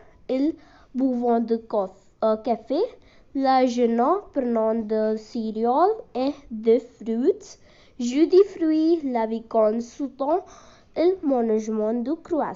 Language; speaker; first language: French; non-native, learner; Hindi